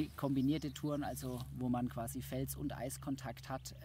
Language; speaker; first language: German; native; German